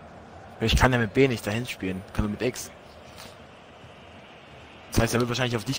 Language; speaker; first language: German; native; German